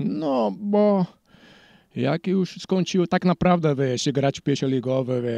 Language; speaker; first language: Polish; non-native, learner; Portuguese